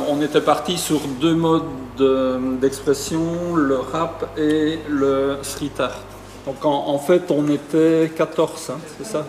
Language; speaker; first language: French; native; French